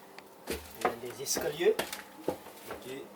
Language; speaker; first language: French; non-native, local second language; Malagasy